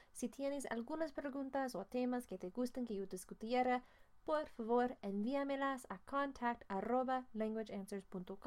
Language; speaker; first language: Spanish; non-native, learner; English